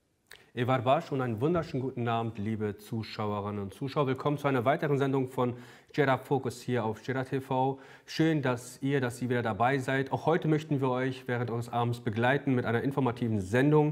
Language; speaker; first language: German; early bilingual, other home language; Kurdish